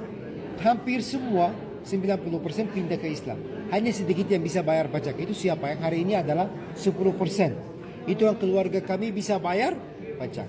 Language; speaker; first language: Indonesian; non-native, fluent; Arabic